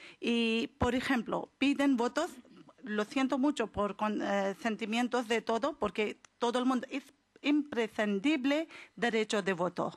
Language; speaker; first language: Spanish; non-native, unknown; Urdu